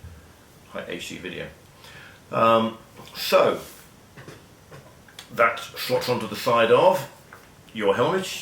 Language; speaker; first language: English; native; English